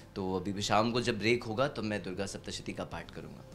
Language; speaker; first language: Hindi; native; Hindi